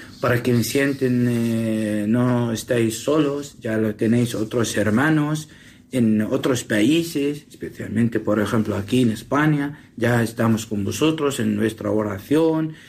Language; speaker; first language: Spanish; non-native, learner; Assyrian Neo-Aramaic